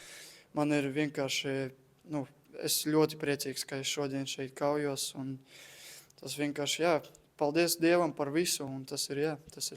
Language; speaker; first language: Latvian; non-native, local second language; Russian